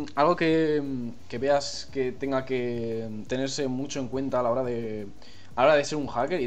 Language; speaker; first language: Spanish; native; Spanish